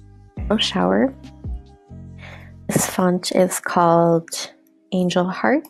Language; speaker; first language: English; native; English